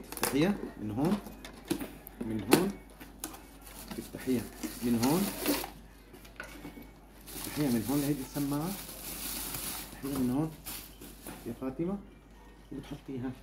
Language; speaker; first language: Arabic; native; Arabic